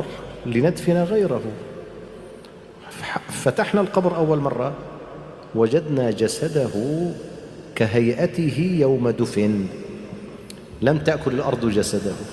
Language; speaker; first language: Arabic; native; Arabic